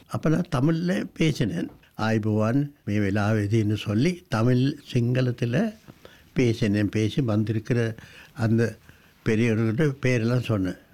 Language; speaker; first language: Tamil; non-native, local second language; Sinhala